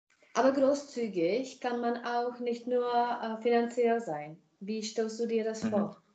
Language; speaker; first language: German; non-native, fluent; Czech